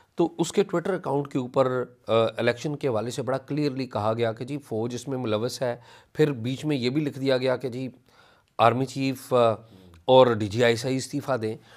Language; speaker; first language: Urdu; native; Urdu